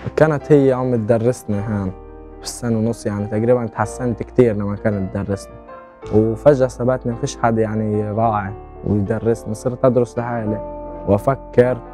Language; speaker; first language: Arabic; native; Arabic